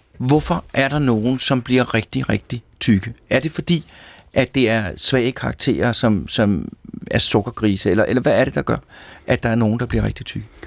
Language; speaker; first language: Danish; native; Danish